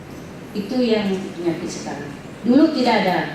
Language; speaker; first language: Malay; non-native, local second language; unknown